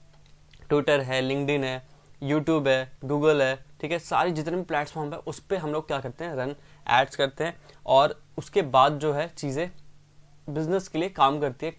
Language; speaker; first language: Hindi; native; Hindi